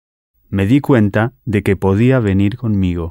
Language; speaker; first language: Spanish; non-native, learner; English